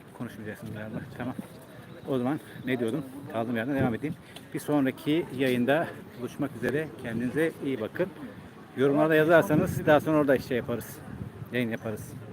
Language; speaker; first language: Turkish; native; Turkish